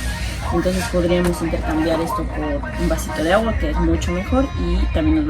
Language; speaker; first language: Spanish; native; Spanish